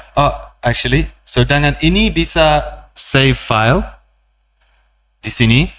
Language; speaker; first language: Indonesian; non-native, learner; English